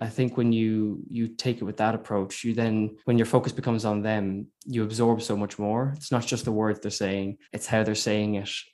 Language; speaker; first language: English; native; English